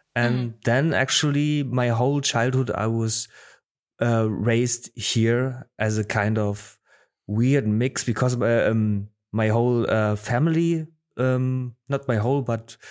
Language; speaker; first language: English; non-native, fluent; Polish